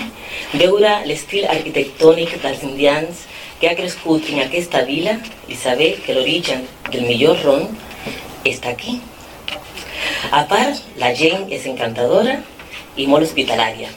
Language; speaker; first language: Catalan; non-native, fluent; Spanish